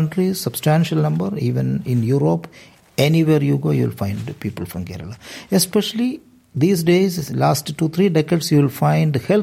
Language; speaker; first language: English; non-native, local second language; Malayalam